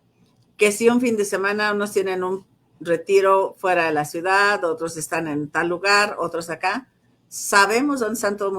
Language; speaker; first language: Spanish; native; Spanish